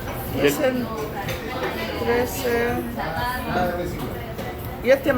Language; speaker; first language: Spanish; non-native, learner; English